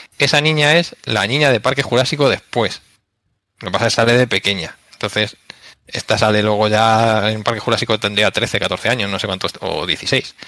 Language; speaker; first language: Spanish; native; Spanish